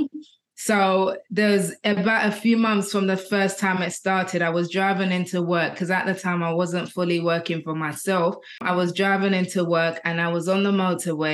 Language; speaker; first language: English; native; English